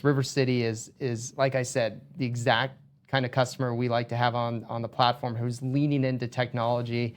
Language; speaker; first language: English; native; English